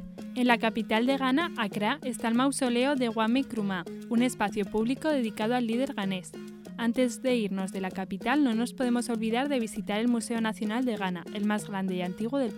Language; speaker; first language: Spanish; native; Spanish